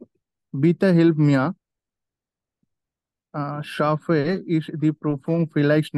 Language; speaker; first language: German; non-native, learner; Bangla